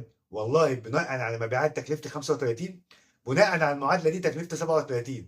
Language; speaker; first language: Arabic; native; Arabic